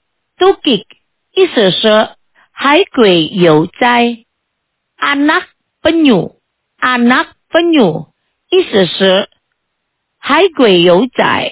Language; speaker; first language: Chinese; non-native, fluent; Indonesian